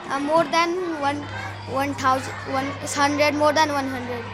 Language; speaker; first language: English; non-native, learner; Hindi